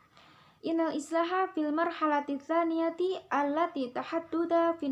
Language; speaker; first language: Arabic; non-native, learner; Indonesian